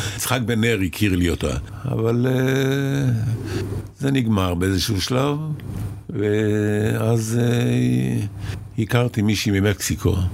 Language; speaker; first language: Hebrew; early bilingual, other home language; Arabic